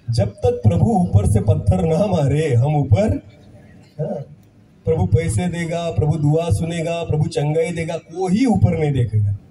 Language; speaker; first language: Hindi; non-native, local second language; Marathi